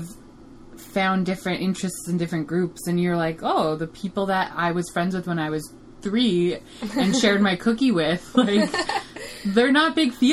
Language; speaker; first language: English; native; English